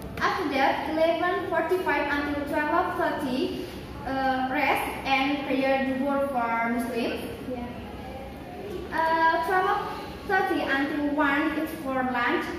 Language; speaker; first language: English; non-native, learner; Indonesian